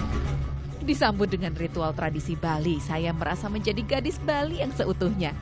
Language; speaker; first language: Indonesian; native; Indonesian